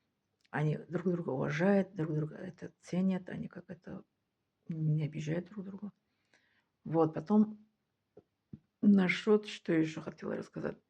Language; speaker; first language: Russian; non-native, fluent; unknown